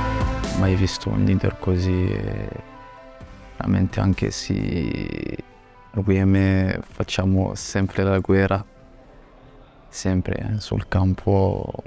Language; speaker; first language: Italian; non-native, fluent; French